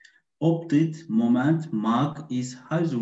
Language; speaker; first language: Dutch; non-native, learner; Turkish